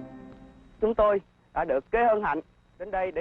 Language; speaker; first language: Vietnamese; native; Vietnamese